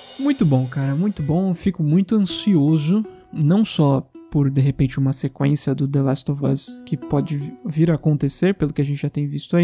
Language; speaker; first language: Portuguese; native; Portuguese